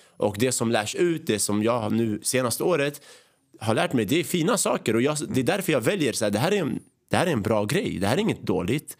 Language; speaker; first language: Swedish; early bilingual, other home language; Arabic